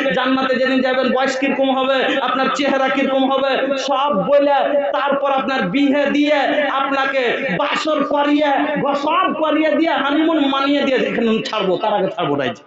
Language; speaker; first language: Bangla; non-native, local second language; Bhojpuri